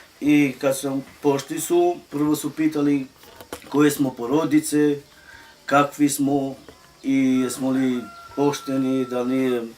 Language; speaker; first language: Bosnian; non-native, local second language; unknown